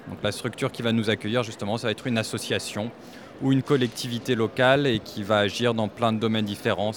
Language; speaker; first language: French; native; French